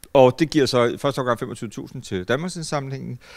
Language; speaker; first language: Danish; native; Danish